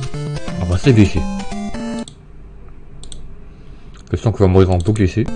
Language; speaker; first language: French; native; French